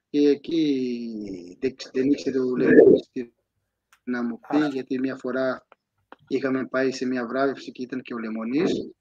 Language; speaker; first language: Greek; non-native, fluent; Portuguese